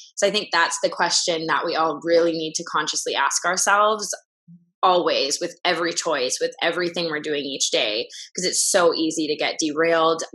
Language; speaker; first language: English; native; English